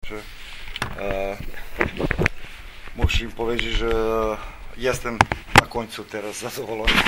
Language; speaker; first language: Polish; non-native, learner; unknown